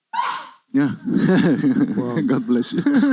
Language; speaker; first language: English; non-native, learner; Spanish